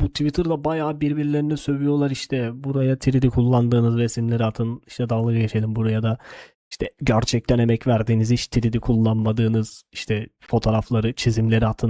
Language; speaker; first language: Turkish; native; Turkish